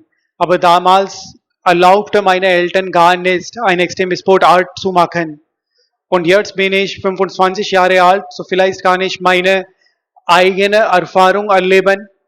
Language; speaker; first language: German; non-native, learner; Hindi